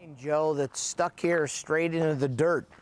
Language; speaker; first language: English; native; English